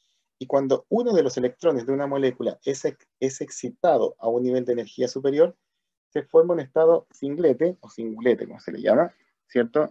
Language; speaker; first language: Spanish; native; Spanish